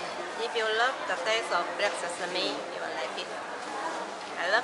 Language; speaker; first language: English; non-native, local second language; Chinese